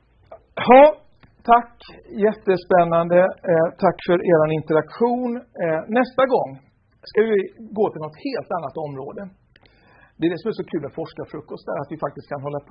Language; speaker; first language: Swedish; native; Swedish